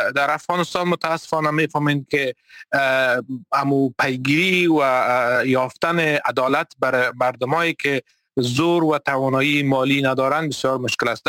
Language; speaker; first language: Persian; non-native, local second language; Turkmen